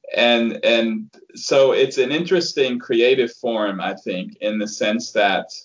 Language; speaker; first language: English; native; English